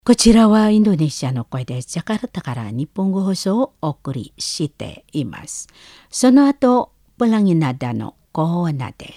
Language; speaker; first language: Japanese; non-native, learner; Indonesian